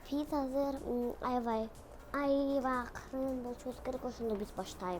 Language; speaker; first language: Kyrgyz; early bilingual, heritage; Kyrgyz